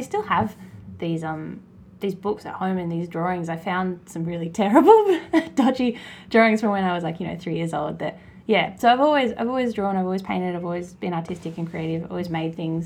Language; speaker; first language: English; native; English